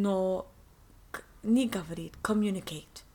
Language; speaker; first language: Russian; non-native, learner; English